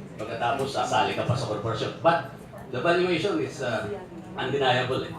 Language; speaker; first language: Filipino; native; Filipino